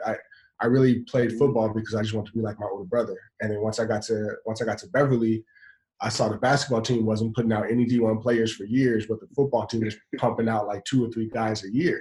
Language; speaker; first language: English; native; English